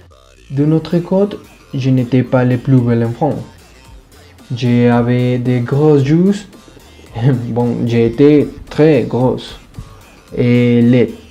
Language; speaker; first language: French; non-native, learner; Spanish